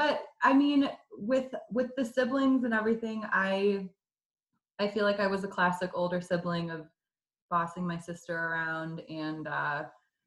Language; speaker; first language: English; native; English